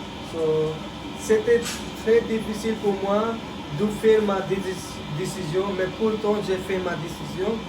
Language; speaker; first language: French; non-native, learner; Hindi